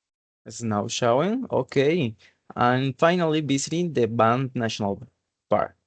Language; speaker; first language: English; non-native, learner; Spanish